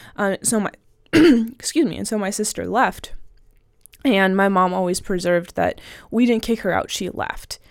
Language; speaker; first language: English; native; English